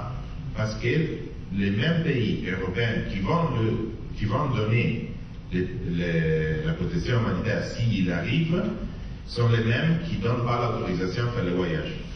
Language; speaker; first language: French; non-native, fluent; Italian